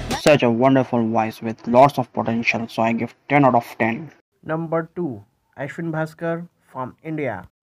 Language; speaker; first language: English; non-native, fluent; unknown